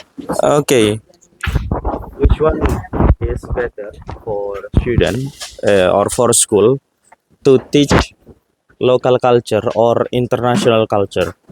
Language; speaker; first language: English; non-native, fluent; Indonesian